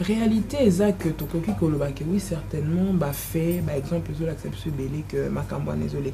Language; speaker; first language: French; non-native, local second language; Lingala